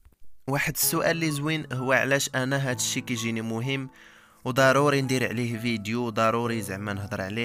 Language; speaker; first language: Arabic; native; Arabic